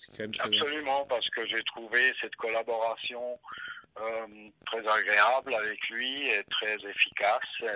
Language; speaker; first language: French; native; French